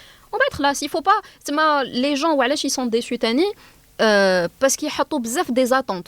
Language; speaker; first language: French; non-native, local second language; Arabic